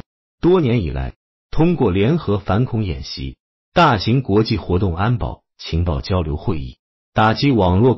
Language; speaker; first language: Chinese; native; Chinese